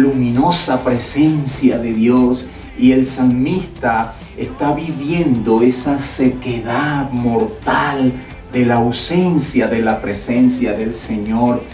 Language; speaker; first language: Spanish; native; Spanish